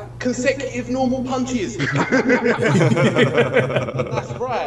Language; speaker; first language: English; native; English